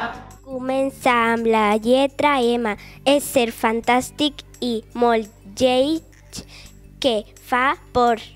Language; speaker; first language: Catalan; non-native, local second language; Spanish